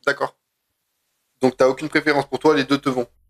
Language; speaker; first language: French; native; French